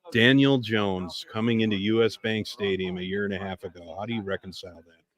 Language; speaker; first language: English; native; English